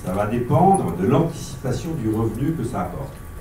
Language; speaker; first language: French; native; French